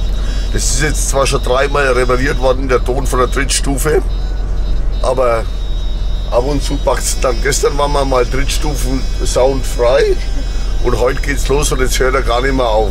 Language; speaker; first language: German; native; German